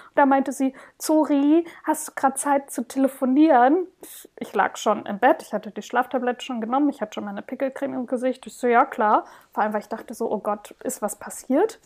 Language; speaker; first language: German; early bilingual, heritage; German